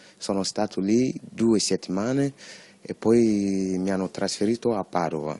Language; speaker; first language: Italian; non-native, learner; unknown